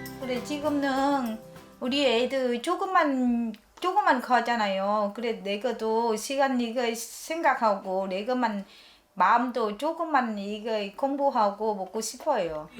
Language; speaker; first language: Korean; non-native, learner; Vietnamese